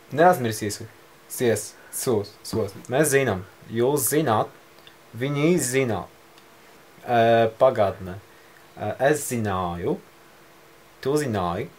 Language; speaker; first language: Latvian; non-native, learner; Polish